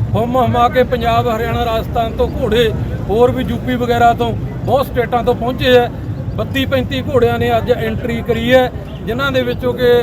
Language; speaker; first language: Punjabi; native; Punjabi